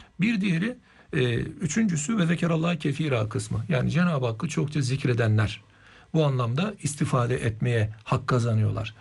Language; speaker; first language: Turkish; native; Turkish